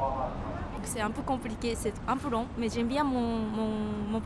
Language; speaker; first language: French; non-native, fluent; Japanese